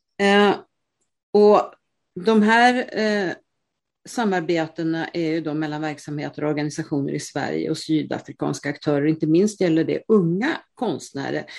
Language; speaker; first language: Swedish; native; Swedish